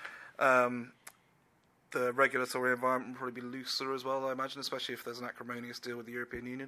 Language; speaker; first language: English; native; English